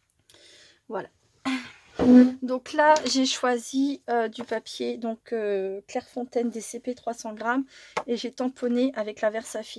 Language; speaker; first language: French; native; French